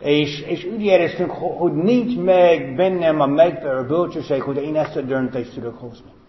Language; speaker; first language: Hungarian; non-native, fluent; English